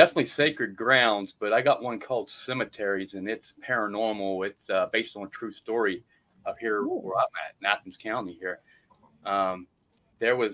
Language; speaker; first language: English; native; English